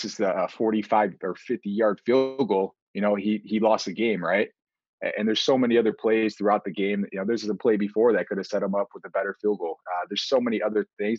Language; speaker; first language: English; native; English